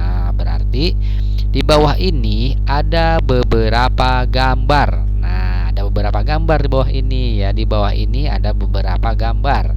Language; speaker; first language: Indonesian; non-native, local second language; Sundanese